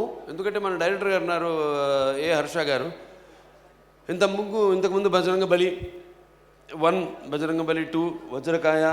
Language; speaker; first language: Telugu; native; Telugu